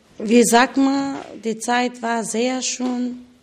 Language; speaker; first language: German; non-native, learner; Bulgarian